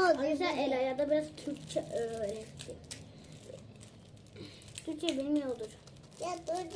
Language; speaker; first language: Turkish; early bilingual, other home language; Persian